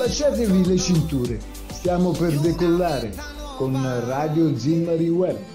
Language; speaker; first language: Italian; native; Italian